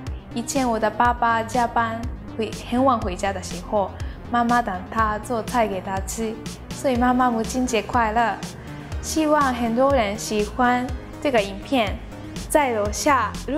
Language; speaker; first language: Chinese; non-native, fluent; Japanese